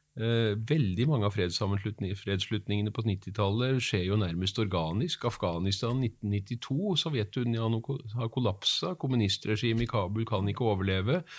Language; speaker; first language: Norwegian; native; Norwegian